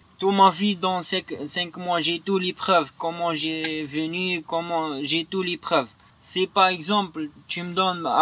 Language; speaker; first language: French; non-native, local second language; Arabic